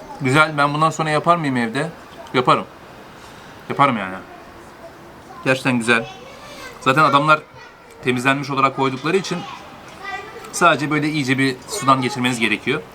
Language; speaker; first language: Turkish; native; Turkish